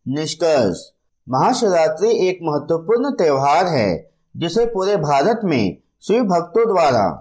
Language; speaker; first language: Hindi; native; Hindi